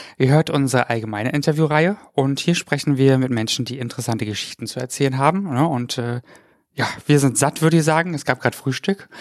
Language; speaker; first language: German; native; German